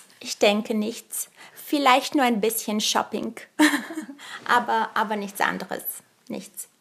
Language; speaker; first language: German; early bilingual, other home language; Bulgarian